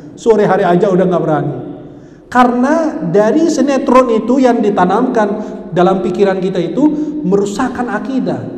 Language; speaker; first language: Indonesian; non-native, fluent; Arabic